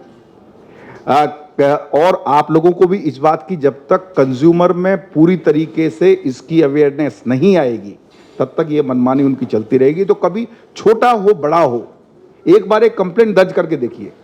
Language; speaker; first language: Hindi; non-native, local second language; Telugu